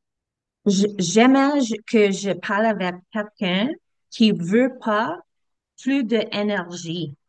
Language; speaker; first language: French; non-native, learner; English